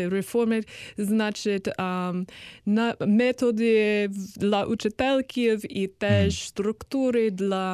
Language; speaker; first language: Ukrainian; non-native, learner; English